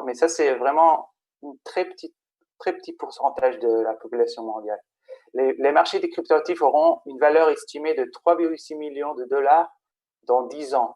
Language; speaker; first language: French; non-native, fluent; Spanish